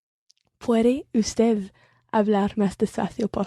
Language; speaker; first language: Spanish; non-native, learner; English